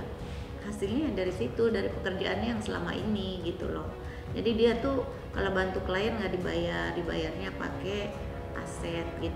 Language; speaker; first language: Indonesian; native; Indonesian